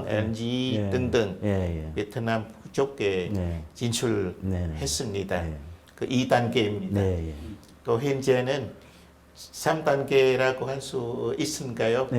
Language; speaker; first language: Korean; non-native, fluent; Vietnamese